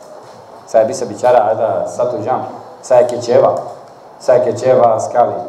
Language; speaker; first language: Indonesian; non-native, learner; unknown